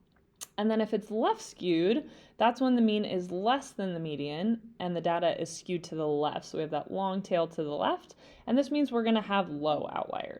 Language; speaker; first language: English; native; English